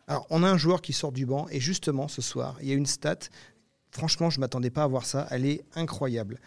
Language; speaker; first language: French; native; French